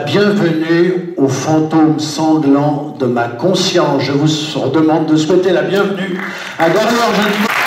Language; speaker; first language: French; native; French